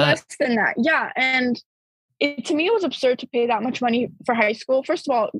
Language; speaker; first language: English; early bilingual, other home language; Bulgarian